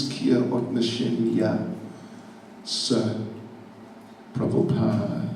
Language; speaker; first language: Russian; non-native, learner; English